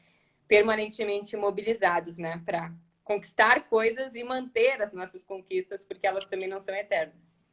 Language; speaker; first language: Portuguese; native; Portuguese